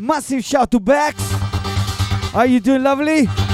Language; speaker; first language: English; non-native, fluent; Italian